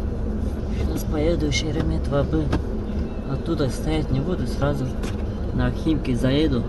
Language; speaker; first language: Russian; non-native, learner; Kyrgyz